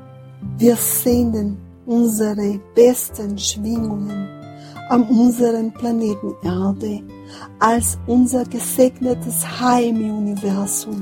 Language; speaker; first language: German; non-native, fluent; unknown